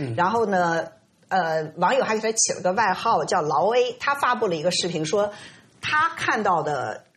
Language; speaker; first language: Chinese; native; Chinese